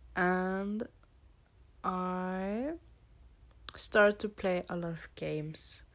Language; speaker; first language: English; non-native, fluent; Norwegian